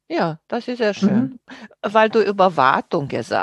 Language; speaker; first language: German; non-native, fluent; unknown